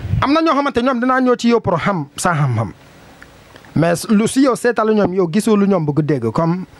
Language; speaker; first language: Wolof; non-native, learner; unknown